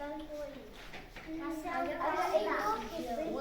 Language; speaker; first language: Estonian; non-native, local second language; Russian